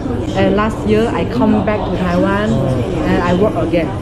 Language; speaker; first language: English; non-native, learner; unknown